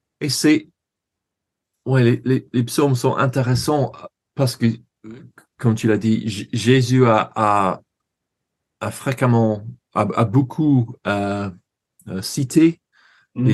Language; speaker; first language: French; non-native, learner; English